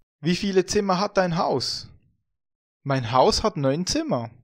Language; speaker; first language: German; non-native, fluent; Vietnamese